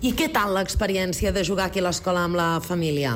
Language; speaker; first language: Catalan; native; Catalan